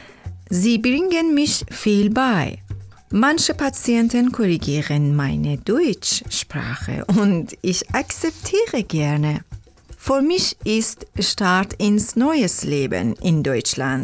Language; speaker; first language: German; non-native, learner; Persian